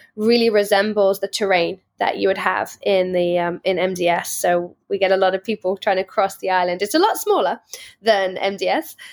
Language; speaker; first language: English; native; English